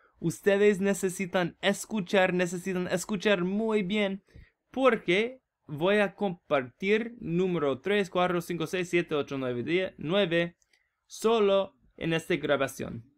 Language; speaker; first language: Spanish; non-native, learner; English